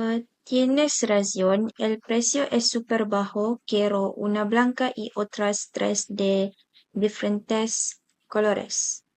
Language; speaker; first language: Spanish; non-native, learner; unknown